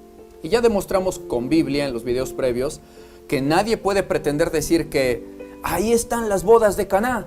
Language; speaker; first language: Spanish; native; Spanish